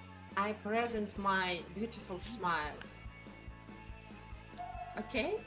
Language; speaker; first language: English; non-native, learner; Russian